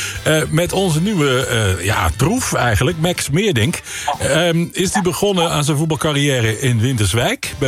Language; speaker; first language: Dutch; native; Dutch